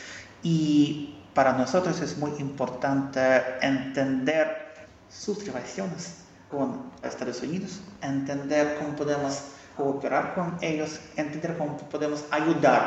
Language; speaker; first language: Spanish; non-native, fluent; Russian